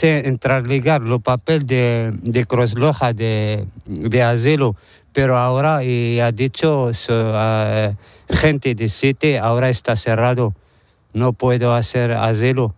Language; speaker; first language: Spanish; non-native, learner; Arabic